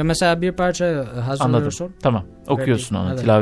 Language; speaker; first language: Turkish; non-native, learner; Albanian